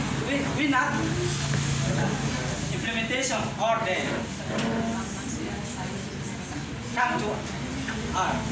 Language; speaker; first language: English; non-native, learner; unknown